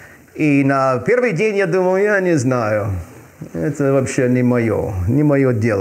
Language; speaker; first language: Russian; non-native, fluent; English